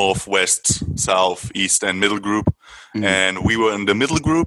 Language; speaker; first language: English; non-native, fluent; German